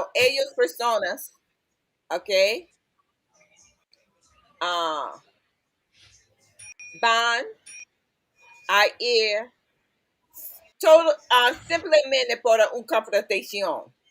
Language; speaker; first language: Spanish; non-native, learner; English